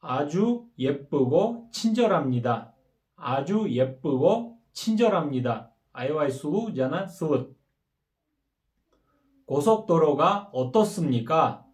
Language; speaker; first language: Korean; non-native, fluent; Kyrgyz